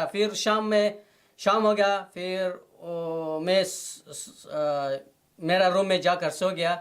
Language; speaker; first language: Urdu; non-native, learner; Persian